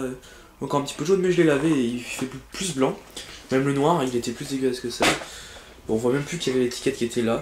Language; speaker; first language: French; native; French